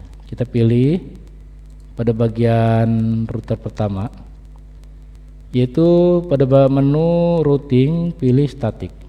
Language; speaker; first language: Indonesian; native; Indonesian